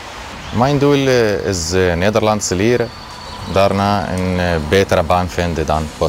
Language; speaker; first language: Dutch; non-native, learner; Arabic